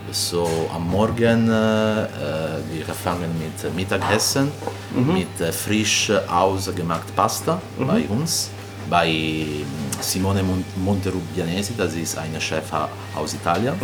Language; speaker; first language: German; non-native, learner; Italian